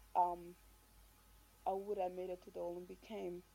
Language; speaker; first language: English; non-native, fluent; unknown